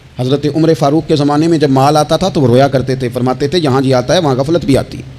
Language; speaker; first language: Urdu; non-native, local second language; Punjabi